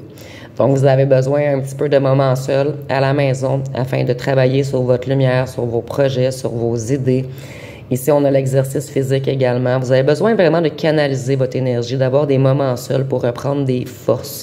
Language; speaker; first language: French; native; French